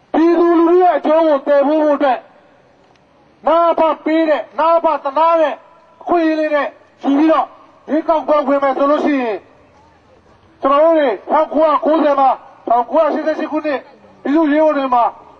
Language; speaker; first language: Burmese; native; Burmese